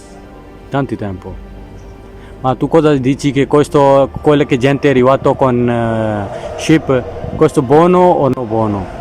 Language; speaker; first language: Italian; non-native, learner; Urdu